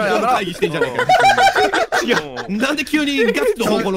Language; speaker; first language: Japanese; native; Japanese